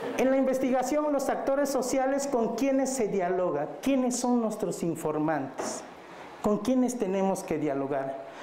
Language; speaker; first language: Spanish; non-native, local second language; Mixtepec Mixtec